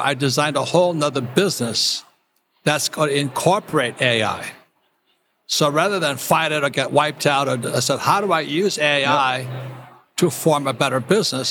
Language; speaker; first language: English; native; English